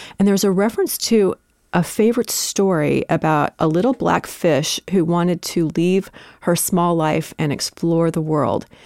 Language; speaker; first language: English; native; English